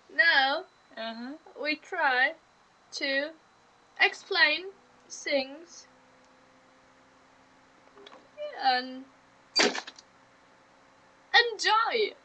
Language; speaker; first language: English; non-native, learner; German